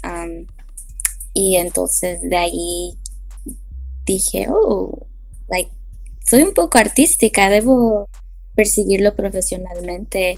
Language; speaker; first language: Spanish; early bilingual, heritage; Spanish